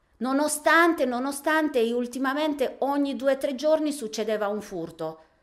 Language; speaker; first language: Italian; non-native, fluent; Romanian